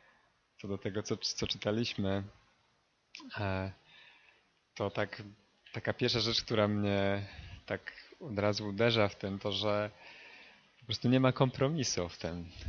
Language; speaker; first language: Polish; native; Polish